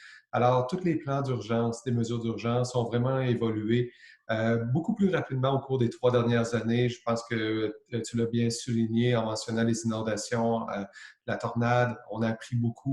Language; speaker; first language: French; native; French